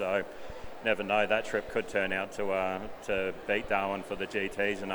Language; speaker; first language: English; native; English